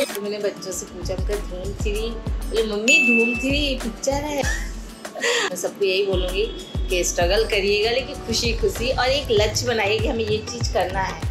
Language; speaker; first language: Hindi; native; Hindi